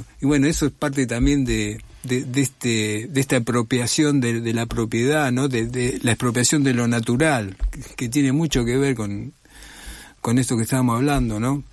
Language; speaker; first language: Spanish; native; Spanish